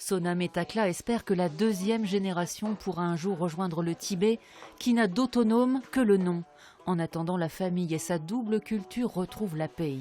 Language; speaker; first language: French; native; French